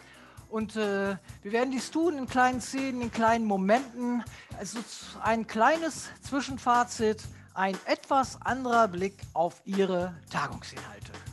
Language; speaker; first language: German; native; German